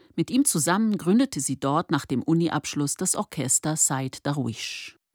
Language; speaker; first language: German; native; German